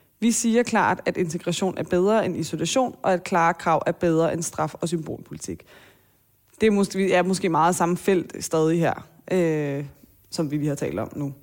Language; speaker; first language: Danish; native; Danish